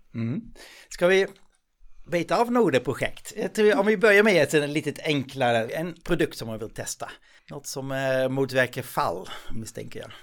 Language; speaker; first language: Swedish; non-native, fluent; Dutch